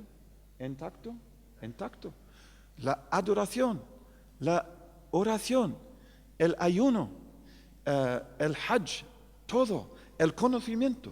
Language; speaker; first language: Spanish; non-native, fluent; English